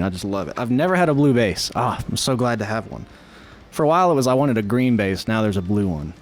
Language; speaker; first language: English; native; English